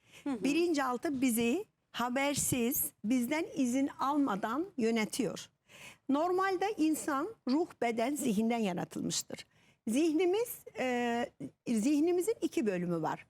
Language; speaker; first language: Turkish; non-native, fluent; Azerbaijani